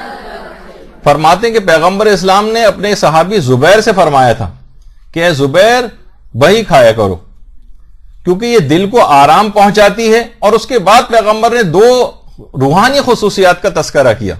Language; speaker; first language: Urdu; native; Urdu